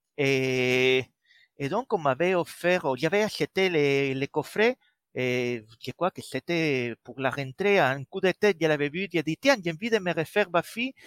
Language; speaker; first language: French; non-native, fluent; Spanish